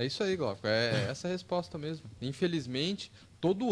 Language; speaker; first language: Portuguese; native; Portuguese